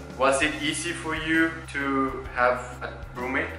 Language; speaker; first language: English; non-native, fluent; Spanish